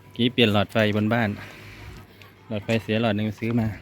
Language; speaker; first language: Thai; non-native, local second language; Northeastern Thai